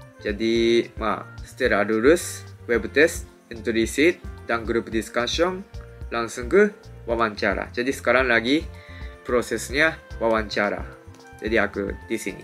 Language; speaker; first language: Indonesian; non-native, fluent; Japanese